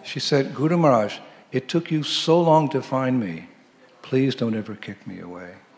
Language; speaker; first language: English; native; English